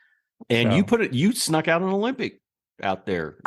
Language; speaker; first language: English; native; English